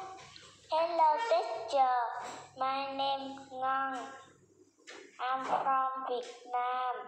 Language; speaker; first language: English; non-native, learner; Vietnamese